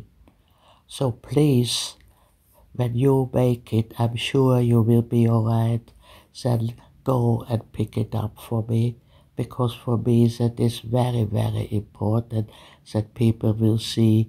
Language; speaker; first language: English; early bilingual, other home language; German